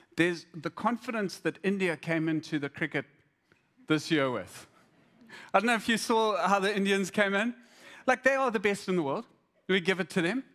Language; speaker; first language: English; native; English